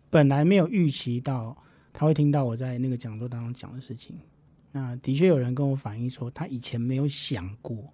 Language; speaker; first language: Chinese; non-native, local second language; Min Nan Chinese